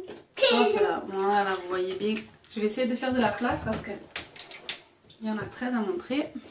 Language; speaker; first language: French; native; French